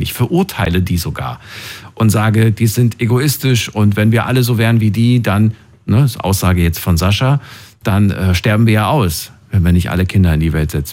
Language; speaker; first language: German; native; German